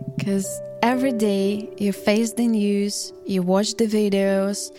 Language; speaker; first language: English; non-native, fluent; Ukrainian